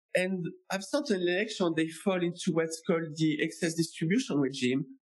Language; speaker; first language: English; non-native, fluent; French